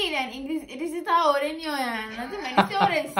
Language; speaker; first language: Turkish; non-native, learner; Indonesian